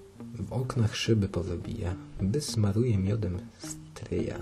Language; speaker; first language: Polish; native; Polish